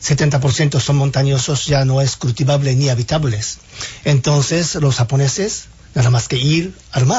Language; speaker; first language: Spanish; non-native, fluent; Japanese